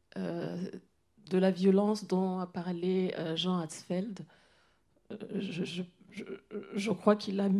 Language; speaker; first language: French; non-native, local second language; Kinyarwanda